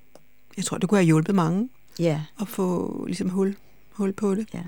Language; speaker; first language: Danish; native; Danish